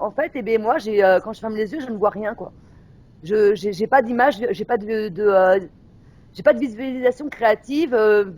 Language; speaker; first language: French; native; French